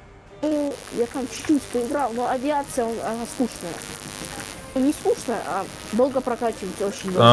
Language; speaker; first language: Russian; native; Russian